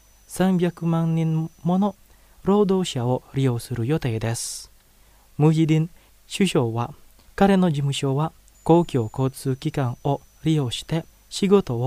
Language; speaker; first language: Japanese; non-native, fluent; Indonesian